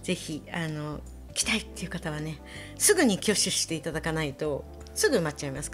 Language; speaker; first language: Japanese; native; Japanese